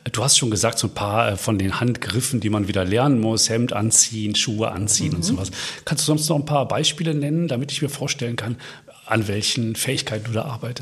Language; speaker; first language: German; native; German